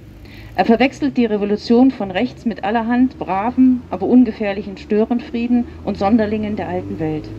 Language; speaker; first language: German; native; German